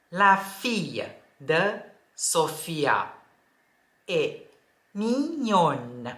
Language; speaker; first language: French; non-native, fluent; Thai